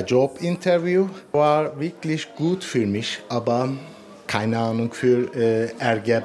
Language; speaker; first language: German; non-native, learner; Turkish